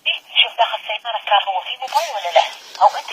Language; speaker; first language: Arabic; native; Arabic